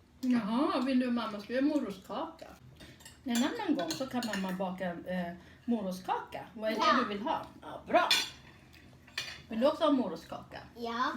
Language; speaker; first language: Swedish; non-native, fluent; Thai